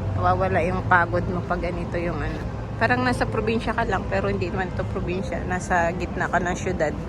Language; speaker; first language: Filipino; native; Filipino